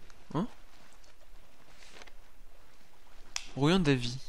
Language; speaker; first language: French; native; French